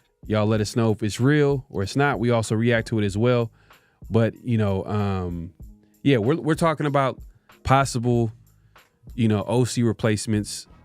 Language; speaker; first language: English; native; English